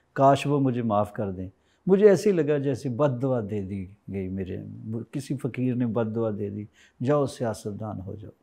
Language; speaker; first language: Hindi; native; Hindi